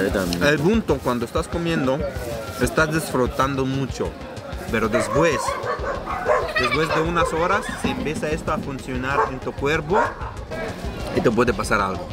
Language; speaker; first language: Spanish; non-native, fluent; Arabic